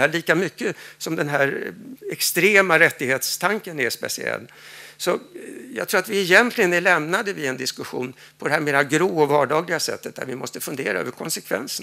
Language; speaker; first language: Swedish; native; Swedish